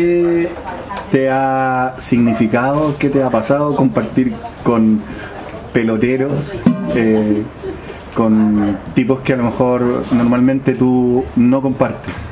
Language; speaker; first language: Spanish; native; Spanish